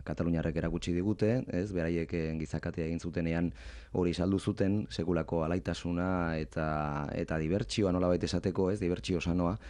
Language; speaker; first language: Basque; native; Basque